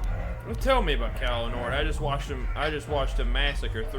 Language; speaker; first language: English; native; English